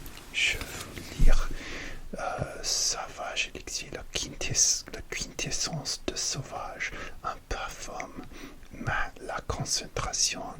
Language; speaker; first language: French; non-native, learner; English